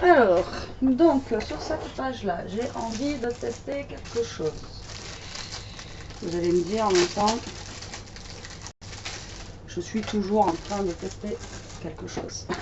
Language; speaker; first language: French; native; French